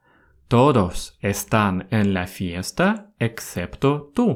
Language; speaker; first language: Spanish; non-native, fluent; Russian